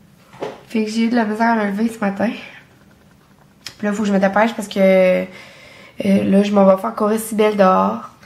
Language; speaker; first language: French; native; French